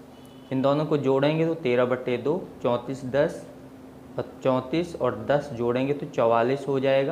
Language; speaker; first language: Hindi; native; Hindi